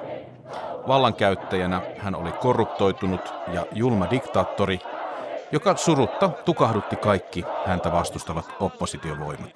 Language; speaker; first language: Finnish; native; Finnish